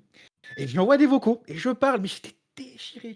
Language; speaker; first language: French; native; French